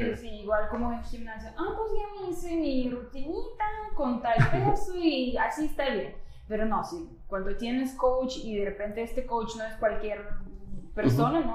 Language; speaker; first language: Spanish; non-native, fluent; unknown